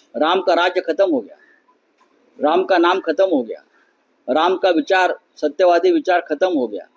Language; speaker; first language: Hindi; non-native, local second language; Marathi